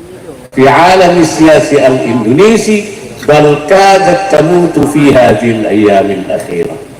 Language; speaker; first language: Arabic; non-native, fluent; Indonesian